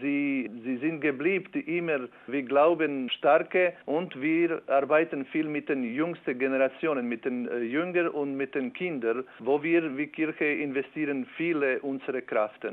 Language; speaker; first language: German; non-native, learner; Albanian